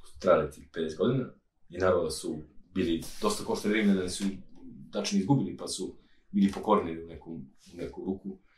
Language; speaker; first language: Serbian; non-native, local second language; Romanian